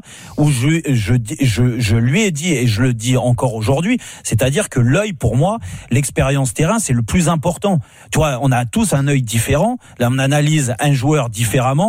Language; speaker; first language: French; native; French